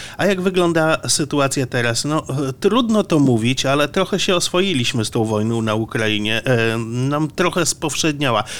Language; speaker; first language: Polish; native; Polish